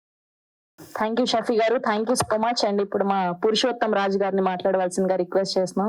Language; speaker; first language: Telugu; native; Telugu